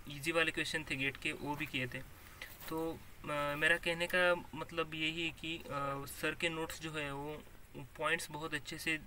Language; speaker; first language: Hindi; non-native, local second language; Marathi